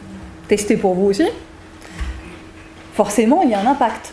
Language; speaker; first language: French; native; French